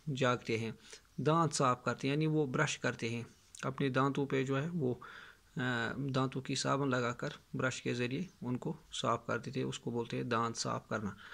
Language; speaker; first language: Urdu; non-native, local second language; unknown